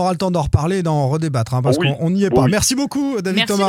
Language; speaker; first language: French; native; French